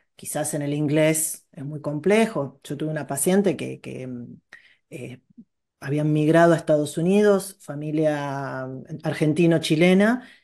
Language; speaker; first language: Spanish; native; Spanish